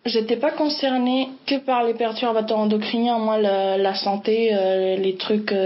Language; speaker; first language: French; non-native, fluent; Spanish